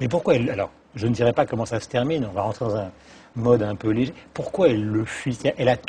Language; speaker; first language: French; native; French